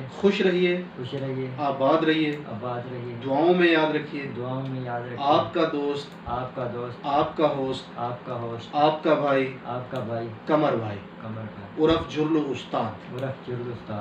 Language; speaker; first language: Hindi; non-native, local second language; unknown